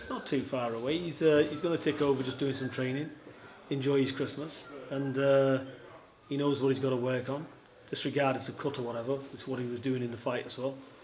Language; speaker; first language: English; native; English